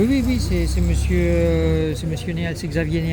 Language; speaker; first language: French; native; French